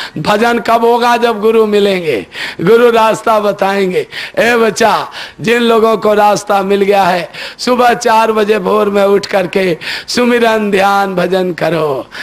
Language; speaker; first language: Hindi; native; Hindi